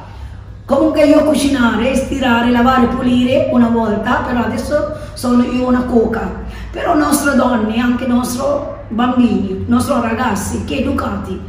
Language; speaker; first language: Italian; non-native, learner; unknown